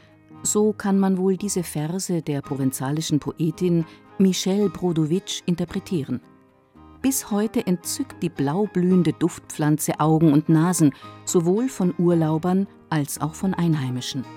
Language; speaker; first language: German; native; German